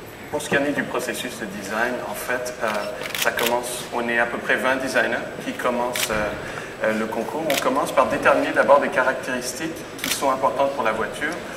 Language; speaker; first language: French; native; French